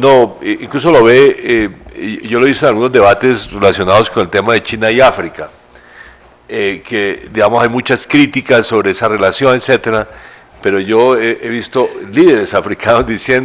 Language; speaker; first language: Spanish; native; Spanish